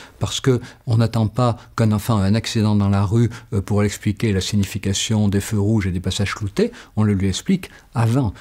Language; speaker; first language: French; native; French